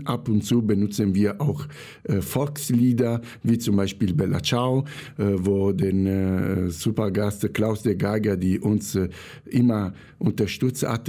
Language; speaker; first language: German; non-native, fluent; Italian